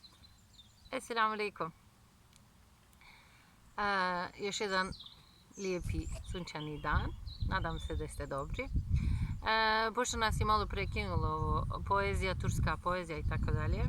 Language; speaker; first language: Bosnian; non-native, fluent; Turkish